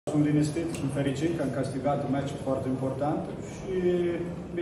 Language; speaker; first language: Romanian; non-native, learner; Italian